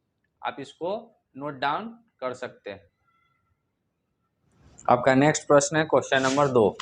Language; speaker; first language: Hindi; native; Hindi